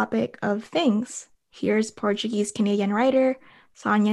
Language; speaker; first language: English; non-native, local second language; Filipino